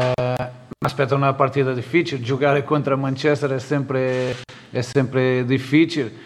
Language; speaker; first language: Italian; non-native, learner; Portuguese